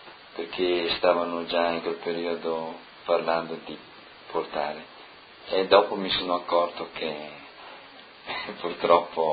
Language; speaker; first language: Italian; non-native, local second language; Friulian